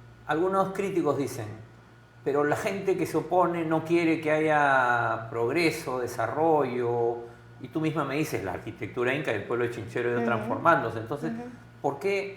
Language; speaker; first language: Spanish; native; Spanish